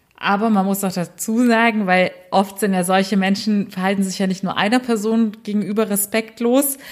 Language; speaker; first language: German; early bilingual, other home language; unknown